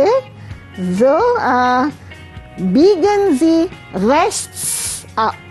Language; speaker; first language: German; non-native, fluent; Malay